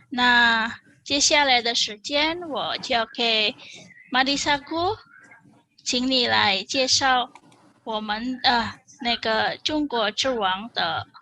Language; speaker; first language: Chinese; non-native, fluent; Indonesian